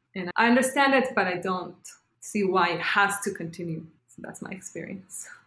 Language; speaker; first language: English; non-native, fluent; Hebrew